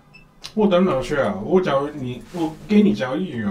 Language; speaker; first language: Chinese; non-native, fluent; Japanese